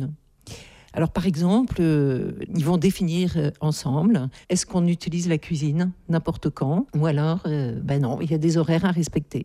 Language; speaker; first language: French; native; French